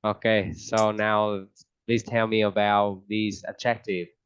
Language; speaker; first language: English; non-native, fluent; Vietnamese